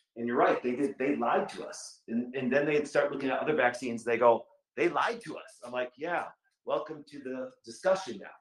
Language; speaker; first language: English; native; English